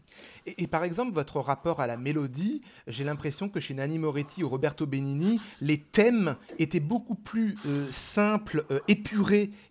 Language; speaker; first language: French; native; French